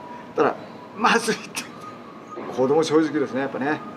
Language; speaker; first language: Japanese; native; Japanese